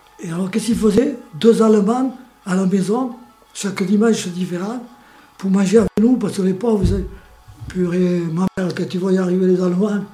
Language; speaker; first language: French; early bilingual, other home language; Spanish